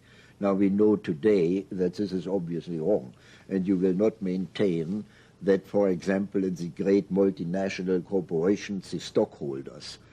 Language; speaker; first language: English; non-native, fluent; German